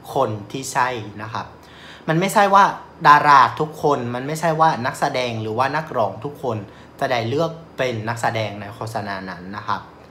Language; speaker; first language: Thai; non-native, fluent; Vietnamese